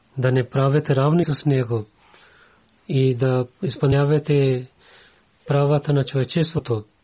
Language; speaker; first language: Bulgarian; non-native, learner; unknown